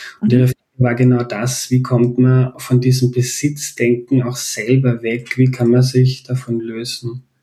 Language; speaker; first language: German; native; German